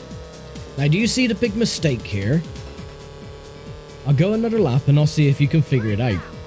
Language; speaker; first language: English; native; English